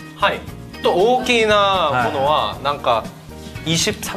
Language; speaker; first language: Japanese; non-native, learner; Korean